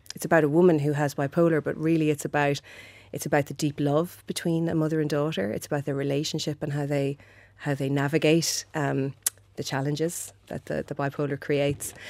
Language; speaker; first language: English; native; English